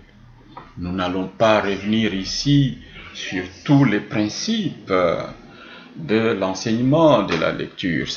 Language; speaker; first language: French; non-native, local second language; Swahili